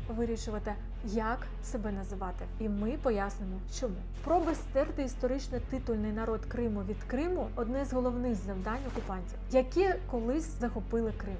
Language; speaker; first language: Ukrainian; non-native, local second language; Crimean Tatar